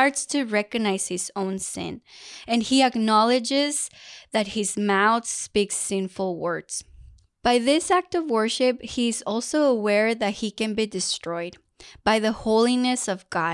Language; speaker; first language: English; non-native, fluent; Spanish